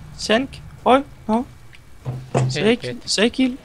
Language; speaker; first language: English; non-native, learner; Russian